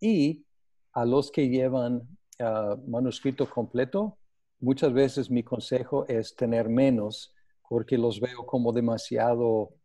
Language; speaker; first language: Spanish; non-native, fluent; English